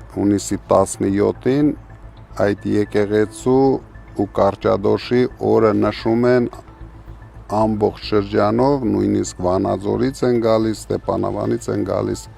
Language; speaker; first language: Armenian; native; Armenian